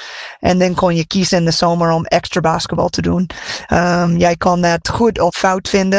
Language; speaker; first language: Dutch; non-native, fluent; English